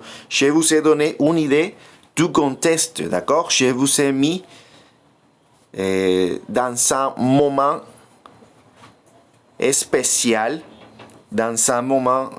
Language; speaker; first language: French; non-native, fluent; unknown